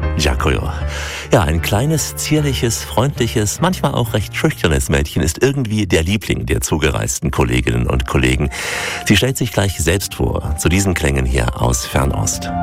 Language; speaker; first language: German; native; German